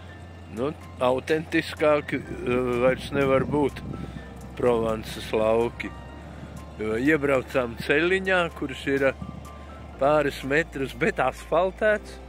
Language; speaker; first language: Latvian; native; Latvian